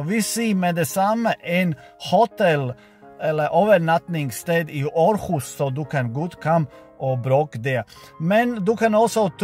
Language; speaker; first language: Norwegian; non-native, learner; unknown